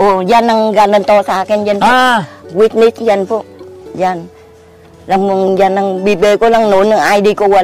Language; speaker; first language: Filipino; non-native, learner; Vietnamese